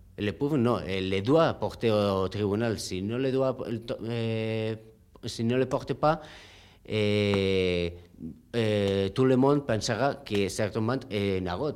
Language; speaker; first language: French; non-native, learner; Spanish